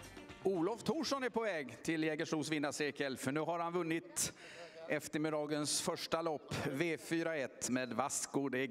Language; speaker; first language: Swedish; native; Swedish